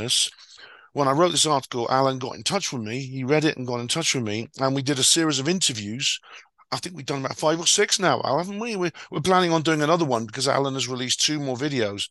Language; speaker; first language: English; native; English